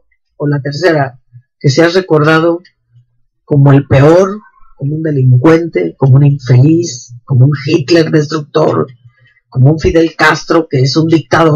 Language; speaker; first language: Spanish; native; Spanish